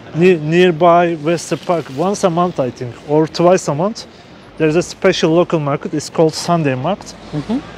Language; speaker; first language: English; non-native, fluent; Turkish